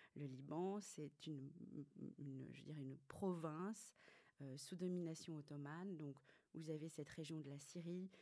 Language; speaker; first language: French; native; French